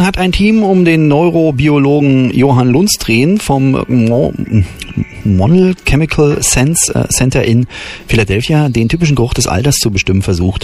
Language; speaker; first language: German; native; German